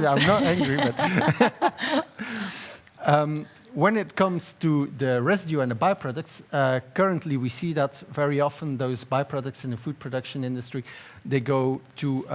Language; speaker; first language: English; non-native, fluent; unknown